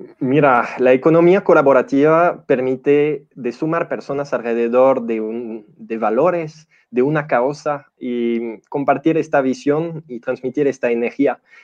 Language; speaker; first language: Spanish; non-native, fluent; French